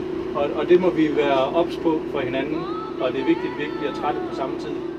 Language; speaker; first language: Danish; native; Danish